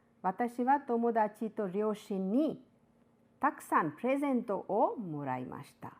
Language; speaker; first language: Japanese; non-native, fluent; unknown